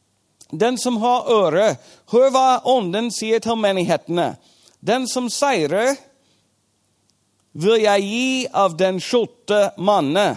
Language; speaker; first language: Norwegian; non-native, fluent; English